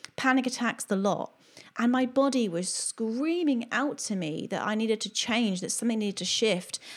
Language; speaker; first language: English; native; English